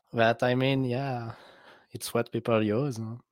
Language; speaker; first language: English; non-native, fluent; French